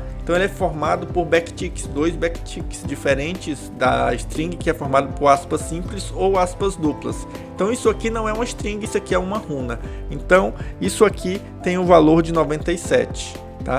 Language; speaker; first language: Portuguese; native; Portuguese